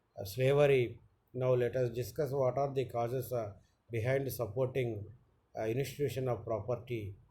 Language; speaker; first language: English; non-native, local second language; Telugu